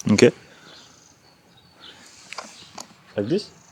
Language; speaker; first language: English; non-native, learner; French